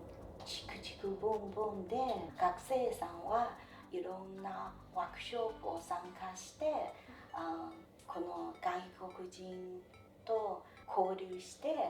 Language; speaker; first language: Japanese; non-native, fluent; Chinese